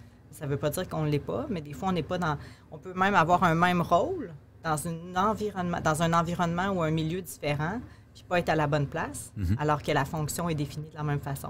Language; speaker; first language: French; native; French